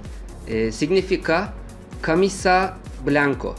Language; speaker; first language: Spanish; non-native, fluent; Turkish